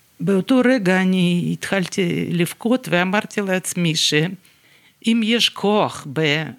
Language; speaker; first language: Hebrew; non-native, fluent; Russian